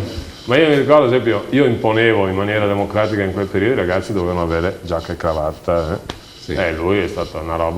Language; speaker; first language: Italian; native; Italian